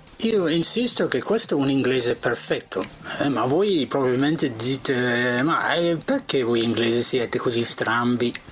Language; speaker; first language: Italian; non-native, fluent; English